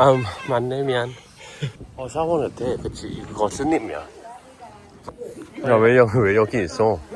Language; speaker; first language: Korean; non-native, learner; Thai